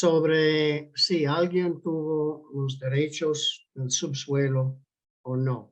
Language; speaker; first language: Spanish; non-native, fluent; English